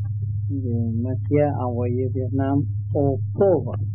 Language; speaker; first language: French; non-native, learner; Vietnamese